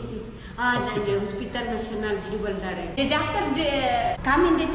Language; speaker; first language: English; non-native, learner; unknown